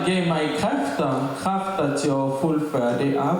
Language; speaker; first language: Swedish; non-native, learner; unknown